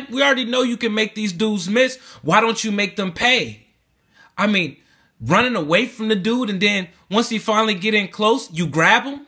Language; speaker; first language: English; native; English